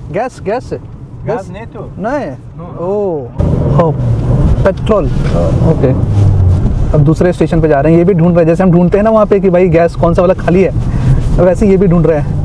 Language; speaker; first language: Hindi; native; Hindi